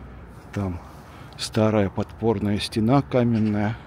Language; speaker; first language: Russian; native; Russian